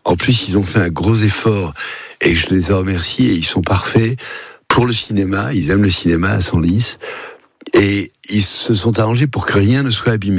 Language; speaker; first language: French; native; French